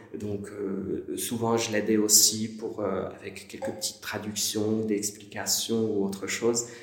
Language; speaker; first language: French; non-native, fluent; Hungarian